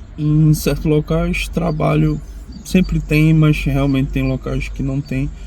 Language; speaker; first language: Portuguese; native; Portuguese